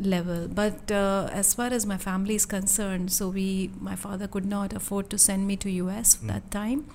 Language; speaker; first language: English; non-native, local second language; Hindi